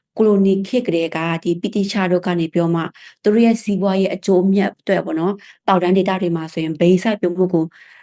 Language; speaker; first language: Burmese; non-native, local second language; Shan